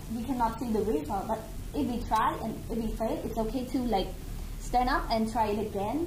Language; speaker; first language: English; non-native, fluent; Khmer